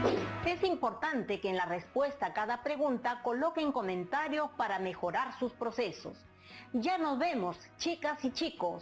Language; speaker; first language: Spanish; native; Spanish